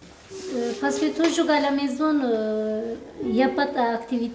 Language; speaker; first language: French; non-native, learner; Turkish